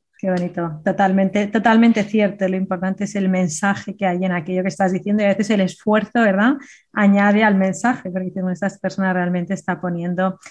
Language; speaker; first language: Spanish; native; Spanish